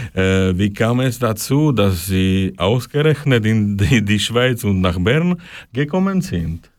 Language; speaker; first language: German; non-native, learner; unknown